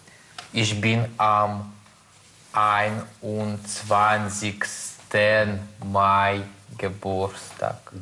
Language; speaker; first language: German; non-native, learner; Russian